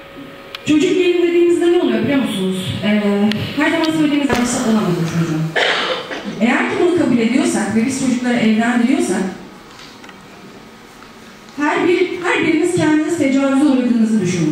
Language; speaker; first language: Turkish; native; Turkish